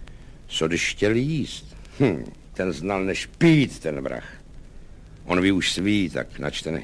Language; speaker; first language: Czech; native; Czech